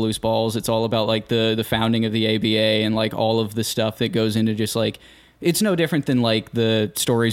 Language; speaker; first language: English; native; English